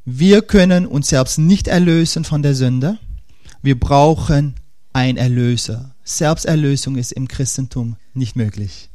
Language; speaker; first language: German; non-native, fluent; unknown